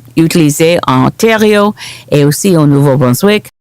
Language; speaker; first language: French; non-native, local second language; English